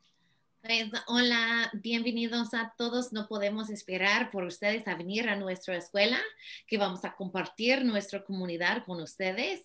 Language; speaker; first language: Spanish; non-native, fluent; English